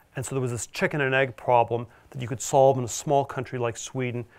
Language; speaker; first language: English; native; English